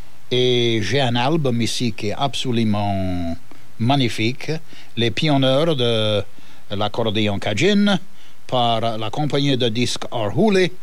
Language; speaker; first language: French; early bilingual, heritage; French